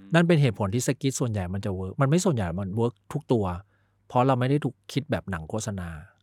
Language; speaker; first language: Thai; early bilingual, other home language; Chinese